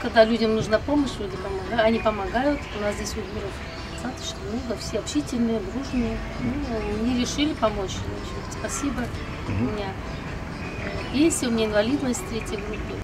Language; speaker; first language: Russian; non-native, local second language; Uyghur